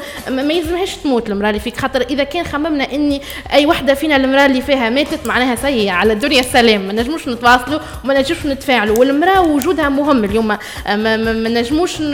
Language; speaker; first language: Arabic; native; Arabic